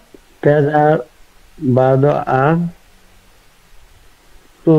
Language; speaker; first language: Italian; non-native, learner; Bangla